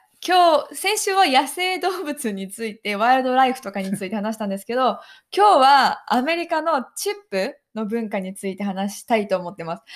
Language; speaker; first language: Japanese; native; Japanese